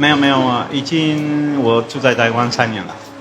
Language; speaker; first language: Chinese; non-native, learner; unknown